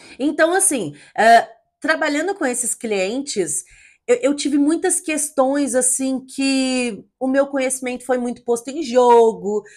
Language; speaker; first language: Portuguese; native; Portuguese